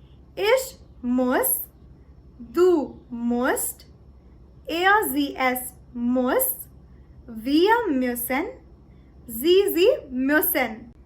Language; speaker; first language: German; non-native, learner; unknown